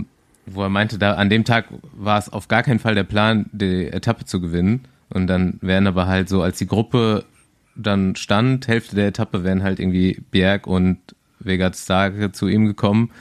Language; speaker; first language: German; native; German